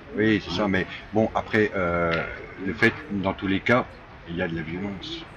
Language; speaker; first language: French; native; French